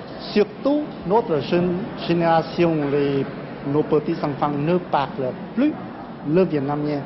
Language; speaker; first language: French; non-native, fluent; Vietnamese